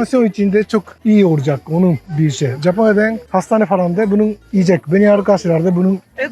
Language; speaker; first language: Turkish; non-native, learner; Japanese